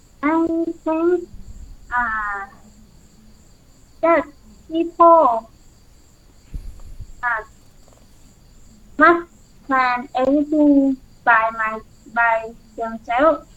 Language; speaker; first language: English; non-native, learner; Thai